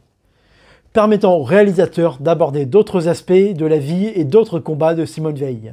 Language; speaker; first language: French; native; French